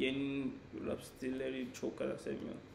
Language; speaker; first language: Turkish; non-native, learner; English